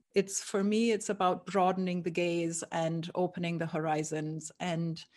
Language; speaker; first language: English; non-native, fluent; German